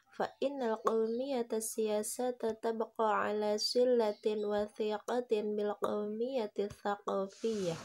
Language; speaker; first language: Arabic; non-native, learner; Indonesian